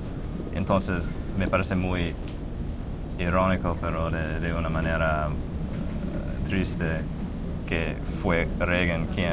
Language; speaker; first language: Spanish; non-native, fluent; English